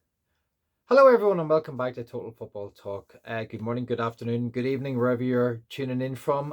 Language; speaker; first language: English; native; English